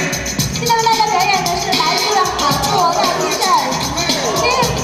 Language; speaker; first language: Chinese; native; Chinese